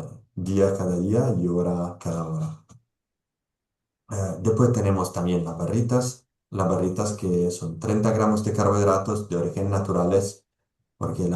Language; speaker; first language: Spanish; non-native, fluent; Italian